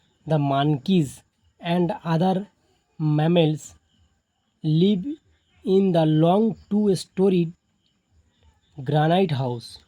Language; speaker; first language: English; non-native, local second language; Bangla